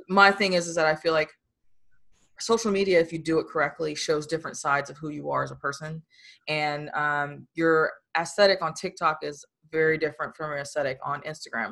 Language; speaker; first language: English; native; English